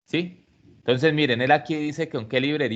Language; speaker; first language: Spanish; native; Spanish